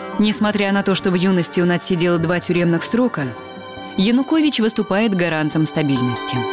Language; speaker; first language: Russian; native; Russian